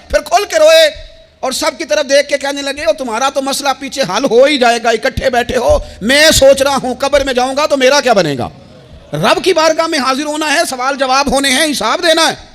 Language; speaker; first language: Urdu; non-native, local second language; Punjabi